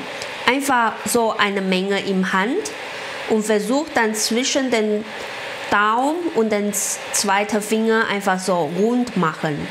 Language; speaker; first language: German; non-native, learner; Chinese